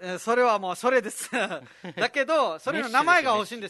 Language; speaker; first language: Japanese; non-native, fluent; Nepali